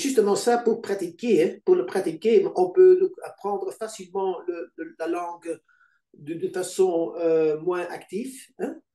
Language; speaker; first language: French; non-native, local second language; Dutch